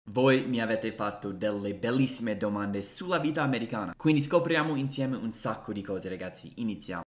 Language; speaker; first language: Italian; non-native, fluent; English